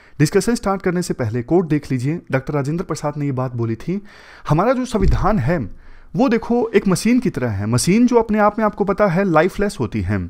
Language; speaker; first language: Hindi; native; Hindi